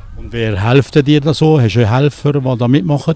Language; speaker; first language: German; native; German